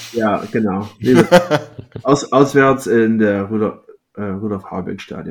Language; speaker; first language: German; non-native, fluent; English